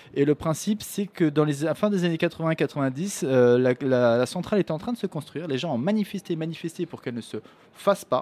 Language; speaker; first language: French; native; French